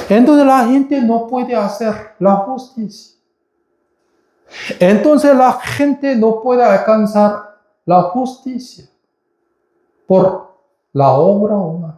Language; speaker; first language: Spanish; non-native, fluent; Korean